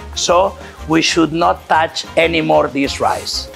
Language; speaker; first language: English; non-native, fluent; Catalan